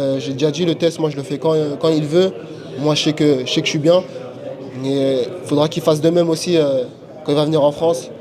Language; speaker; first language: French; native; French